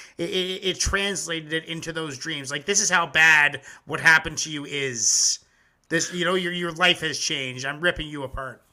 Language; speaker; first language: English; native; English